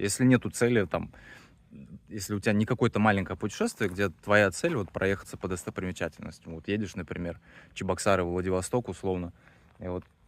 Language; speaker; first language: Russian; native; Russian